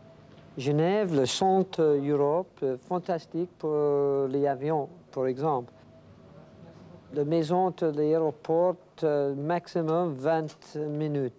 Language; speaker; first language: French; non-native, learner; English